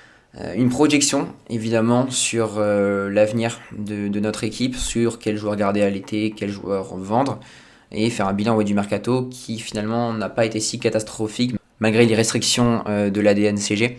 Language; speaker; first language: French; native; French